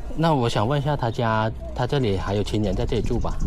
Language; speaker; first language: Chinese; native; Chinese